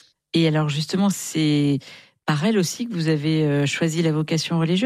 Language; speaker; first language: French; native; French